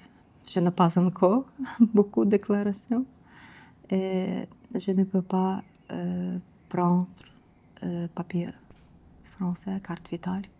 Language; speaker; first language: French; non-native, learner; Ukrainian